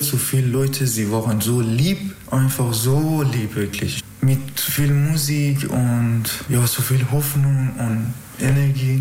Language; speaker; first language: German; non-native, learner; Persian